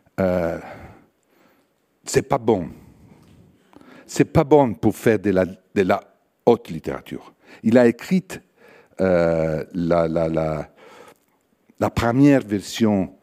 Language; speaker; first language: French; non-native, fluent; Italian